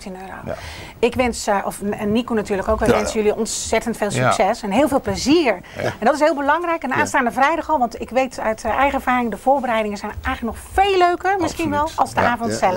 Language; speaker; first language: Dutch; native; Dutch